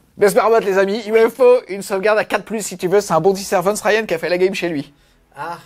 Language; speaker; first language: French; native; French